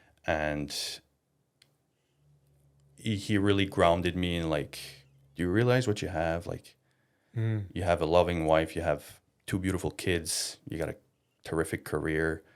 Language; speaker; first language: English; non-native, local second language; French